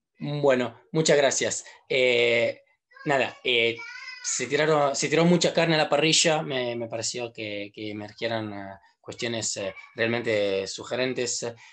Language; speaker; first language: Spanish; non-native, fluent; Italian